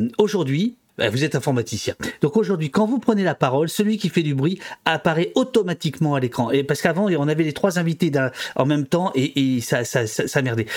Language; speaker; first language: French; native; French